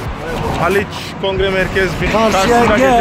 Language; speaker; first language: Turkish; non-native, fluent; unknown